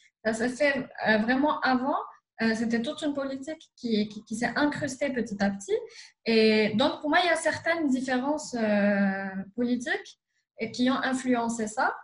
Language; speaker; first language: French; non-native, local second language; Arabic